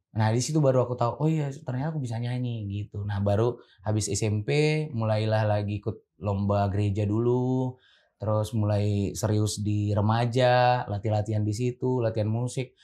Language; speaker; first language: Indonesian; native; Indonesian